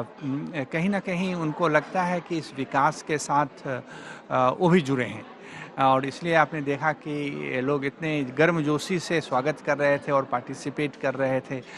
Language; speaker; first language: Hindi; native; Hindi